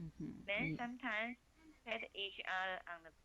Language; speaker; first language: English; non-native, learner; Chinese